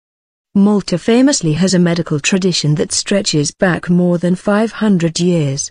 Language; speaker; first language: English; native; English